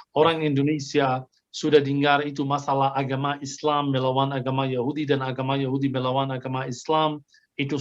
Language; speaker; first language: Indonesian; non-native, fluent; Arabic